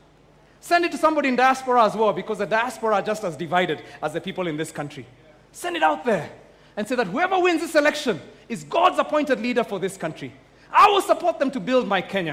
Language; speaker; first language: English; non-native, local second language; Kikuyu